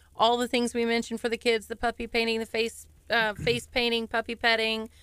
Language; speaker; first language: English; native; English